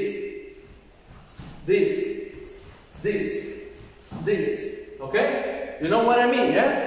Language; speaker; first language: English; non-native, learner; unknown